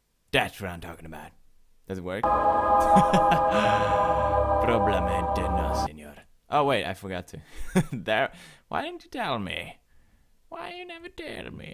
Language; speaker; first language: English; non-native, fluent; Swedish